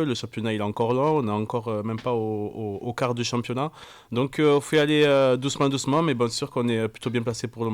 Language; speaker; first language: French; native; French